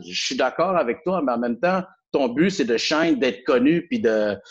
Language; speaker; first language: French; native; French